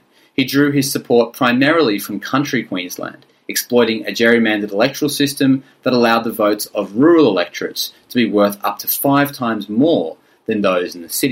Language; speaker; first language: English; native; English